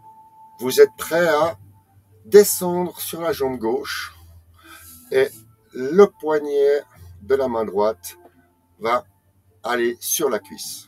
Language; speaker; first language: French; native; French